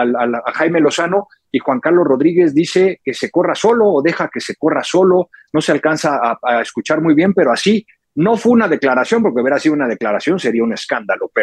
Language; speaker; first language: Spanish; native; Spanish